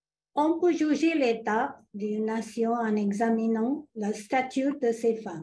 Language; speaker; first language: French; non-native, fluent; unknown